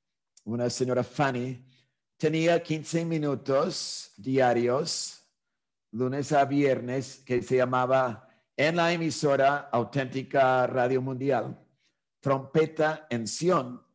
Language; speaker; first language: Spanish; non-native, fluent; English